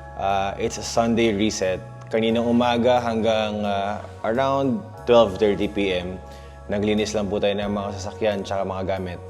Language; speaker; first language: Filipino; non-native, local second language; Pampanga